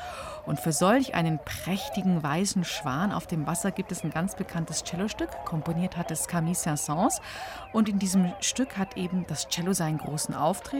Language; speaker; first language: German; native; German